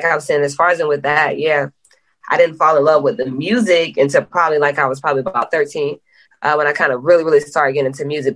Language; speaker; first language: English; native; English